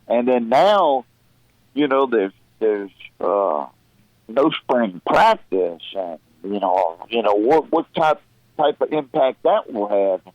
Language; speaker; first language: English; native; English